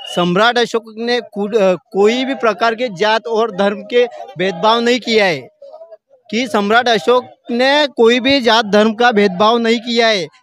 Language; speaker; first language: Hindi; non-native, local second language; Marathi